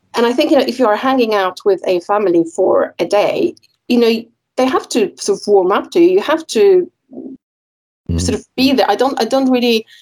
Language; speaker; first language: English; non-native, fluent; Polish